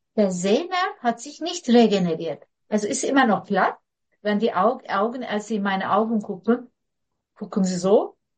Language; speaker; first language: German; non-native, fluent; Turkish